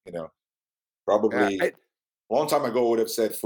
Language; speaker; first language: English; non-native, fluent; Portuguese